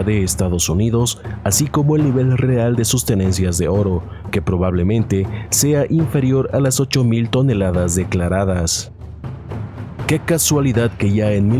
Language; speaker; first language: Spanish; native; Spanish